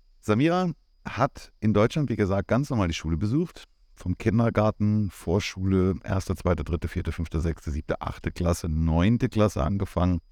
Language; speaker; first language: German; native; German